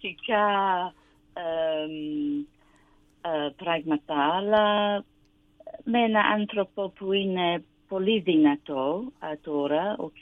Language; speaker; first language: Greek; non-native, learner; English